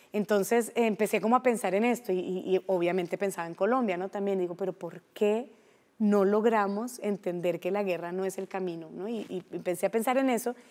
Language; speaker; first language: Spanish; native; Spanish